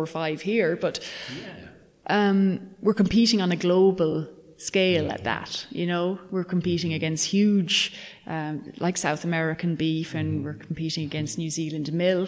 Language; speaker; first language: English; native; English